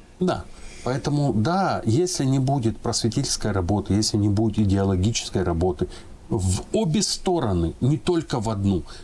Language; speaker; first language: Russian; non-native, local second language; Ingush